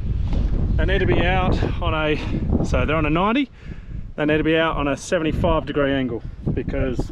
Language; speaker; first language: English; native; English